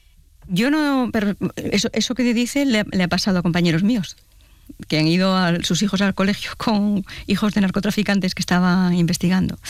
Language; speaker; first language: Spanish; native; Spanish